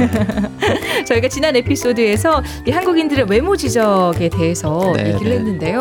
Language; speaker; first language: Korean; native; Korean